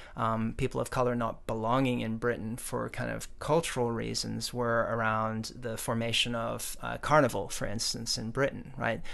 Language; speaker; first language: English; native; English